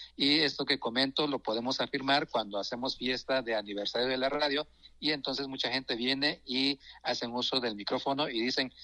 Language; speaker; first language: Spanish; non-native, local second language; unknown